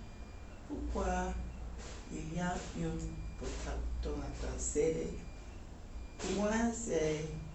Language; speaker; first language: French; non-native, learner; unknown